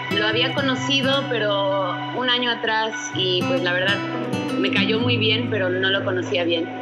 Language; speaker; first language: Spanish; early bilingual, other home language; English